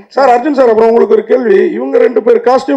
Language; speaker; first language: Tamil; native; Tamil